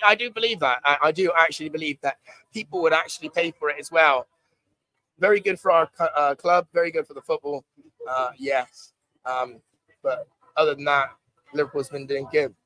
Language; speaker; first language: English; native; English